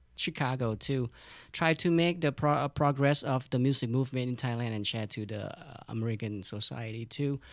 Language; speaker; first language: English; non-native, learner; Thai